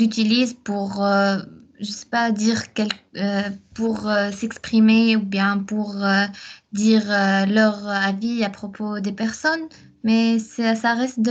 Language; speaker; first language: French; non-native, local second language; Arabic